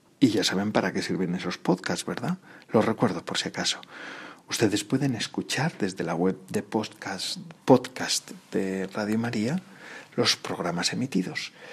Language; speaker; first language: Spanish; native; Spanish